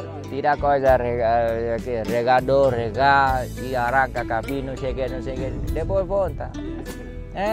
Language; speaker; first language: Portuguese; non-native, learner; Vietnamese